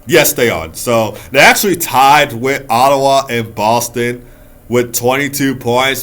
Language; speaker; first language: English; native; English